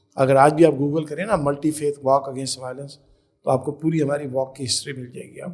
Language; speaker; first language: Urdu; native; Urdu